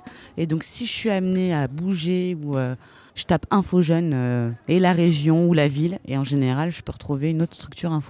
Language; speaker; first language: French; native; French